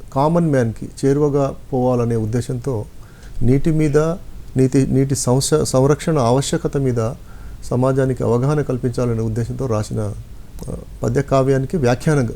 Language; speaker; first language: Telugu; non-native, local second language; Lambadi